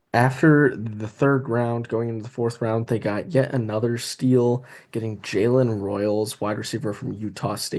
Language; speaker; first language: English; native; English